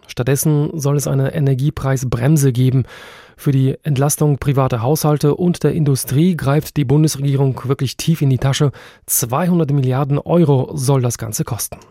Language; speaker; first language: German; native; German